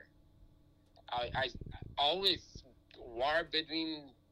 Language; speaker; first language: English; non-native, fluent; Persian